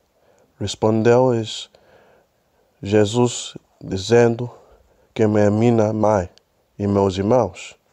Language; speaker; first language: Portuguese; non-native, learner; Spanish